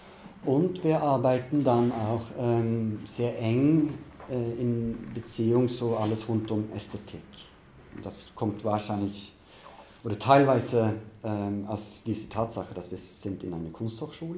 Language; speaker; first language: German; non-native, fluent; Norwegian